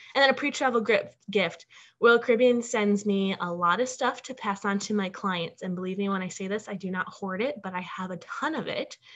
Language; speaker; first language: English; native; English